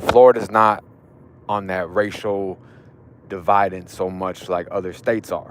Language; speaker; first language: English; native; English